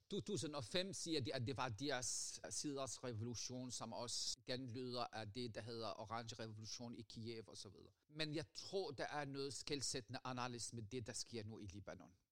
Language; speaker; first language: Danish; non-native, fluent; Arabic